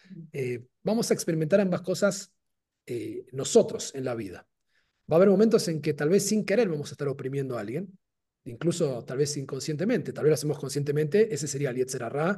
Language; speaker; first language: Spanish; native; Spanish